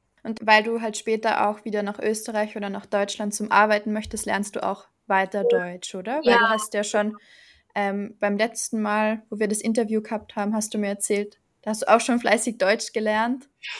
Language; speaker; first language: German; native; German